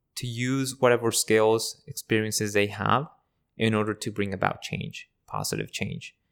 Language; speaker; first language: English; early bilingual, other home language; Spanish